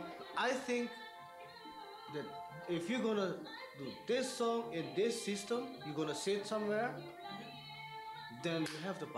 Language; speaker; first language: English; non-native, fluent; Dutch